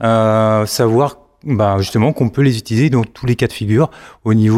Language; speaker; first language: French; native; French